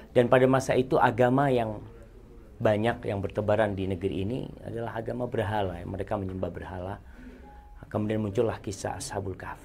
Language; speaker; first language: Indonesian; native; Indonesian